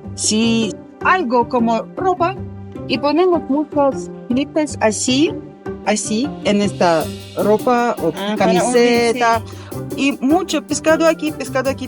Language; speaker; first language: Spanish; non-native, learner; Russian